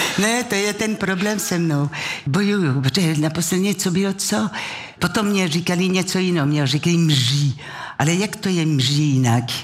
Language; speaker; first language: Czech; non-native, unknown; French